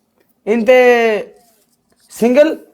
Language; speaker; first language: Arabic; non-native, learner; Urdu